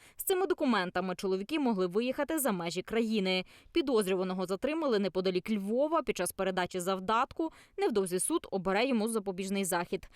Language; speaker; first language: Ukrainian; native; Ukrainian